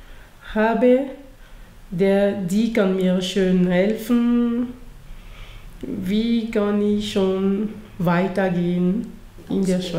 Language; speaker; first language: German; non-native, learner; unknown